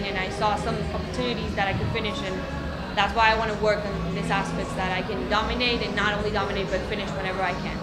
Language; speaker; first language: English; non-native, fluent; Spanish